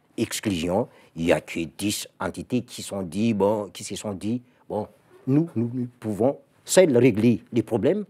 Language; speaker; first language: French; non-native, local second language; Malagasy